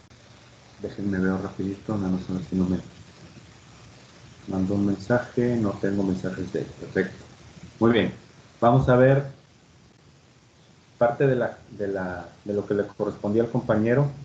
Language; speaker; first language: Spanish; native; Spanish